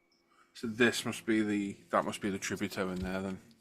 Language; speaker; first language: English; native; English